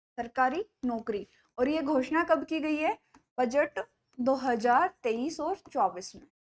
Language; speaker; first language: Hindi; native; Hindi